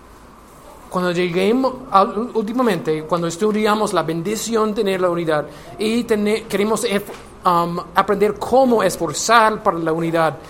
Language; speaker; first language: Spanish; non-native, learner; English